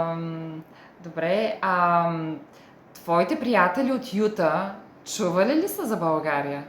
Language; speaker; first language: Bulgarian; native; Bulgarian